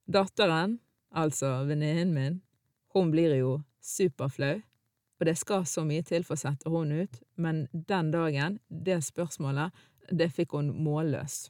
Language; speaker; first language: Norwegian; early bilingual, other home language; Arabic